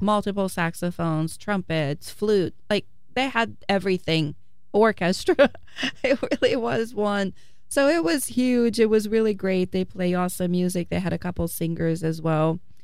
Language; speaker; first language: English; non-native, fluent; Portuguese